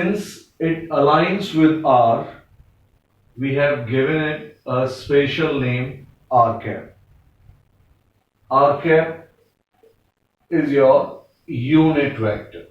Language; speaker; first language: English; non-native, local second language; Hindi